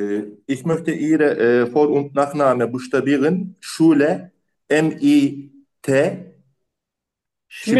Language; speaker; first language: German; non-native, learner; Turkish